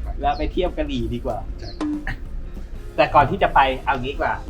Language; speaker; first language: Thai; native; Thai